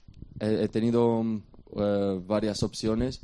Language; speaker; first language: Spanish; non-native, fluent; Romanian